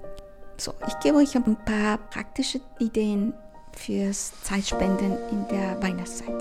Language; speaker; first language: German; non-native, fluent; Spanish